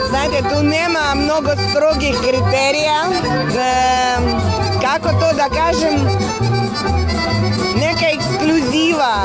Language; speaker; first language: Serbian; non-native, fluent; Russian